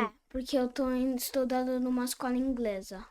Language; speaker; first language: Portuguese; early bilingual, heritage; Portuguese